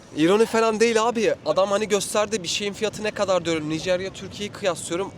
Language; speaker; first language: Turkish; native; Turkish